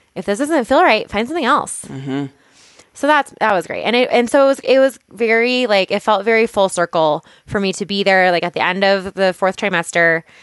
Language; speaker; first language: English; native; English